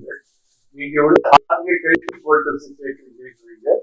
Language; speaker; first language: Tamil; non-native, learner; Kannada